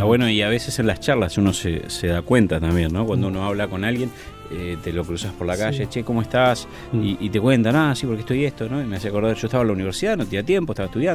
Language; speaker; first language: Spanish; native; Spanish